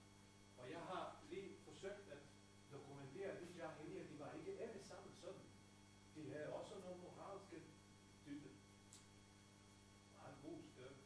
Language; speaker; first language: Danish; non-native, fluent; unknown